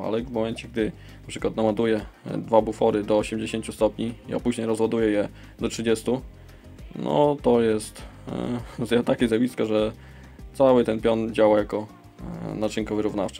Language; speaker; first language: Polish; native; Polish